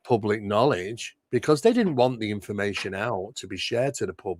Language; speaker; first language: English; native; English